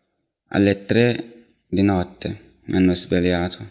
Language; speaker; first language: Italian; non-native, learner; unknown